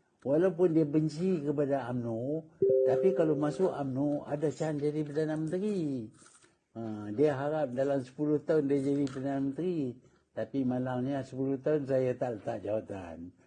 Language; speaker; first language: Malay; native; Malay